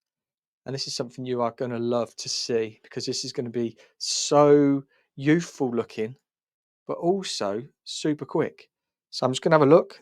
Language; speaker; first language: English; native; English